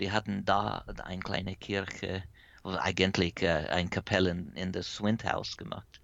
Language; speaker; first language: German; early bilingual, heritage; English